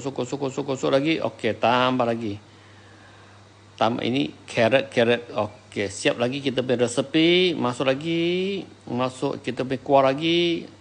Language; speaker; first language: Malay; non-native, local second language; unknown